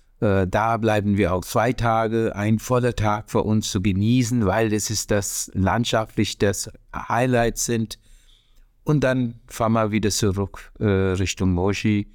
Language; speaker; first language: German; non-native, learner; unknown